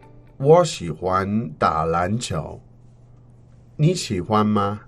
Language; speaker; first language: Chinese; non-native, learner; English